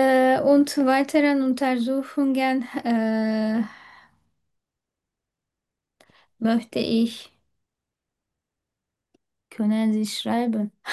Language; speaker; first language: German; non-native, learner; Turkish